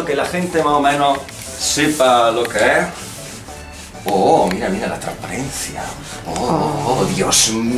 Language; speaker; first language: Spanish; native; Spanish